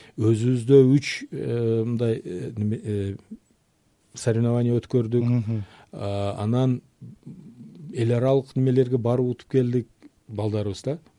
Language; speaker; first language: Kyrgyz; non-native, local second language; Uzbek